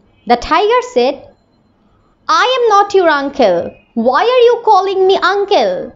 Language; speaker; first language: English; non-native, local second language; Bangla